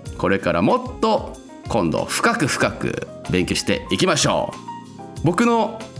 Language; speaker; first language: Japanese; non-native, local second language; Korean